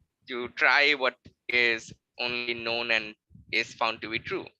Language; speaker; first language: English; non-native, local second language; Bangla